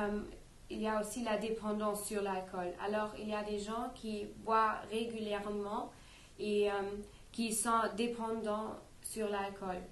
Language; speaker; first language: French; non-native, learner; English